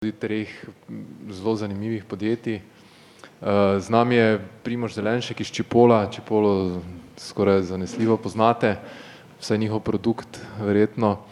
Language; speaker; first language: Slovenian; native; Slovenian